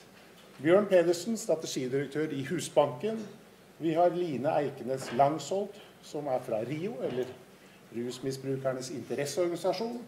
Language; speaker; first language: Norwegian; native; Norwegian